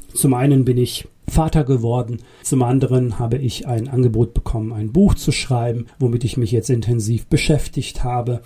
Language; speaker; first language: German; early bilingual, other home language; Bosnian